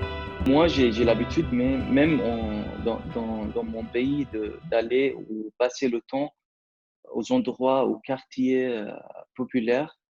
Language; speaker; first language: French; non-native, fluent; Arabic